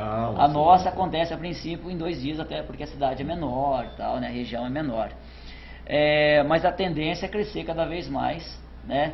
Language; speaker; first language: Portuguese; native; Portuguese